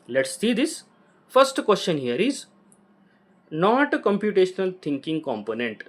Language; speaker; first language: English; non-native, local second language; Kannada